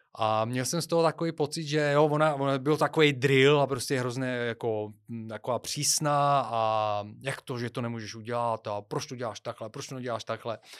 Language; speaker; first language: Czech; non-native, fluent; Bulgarian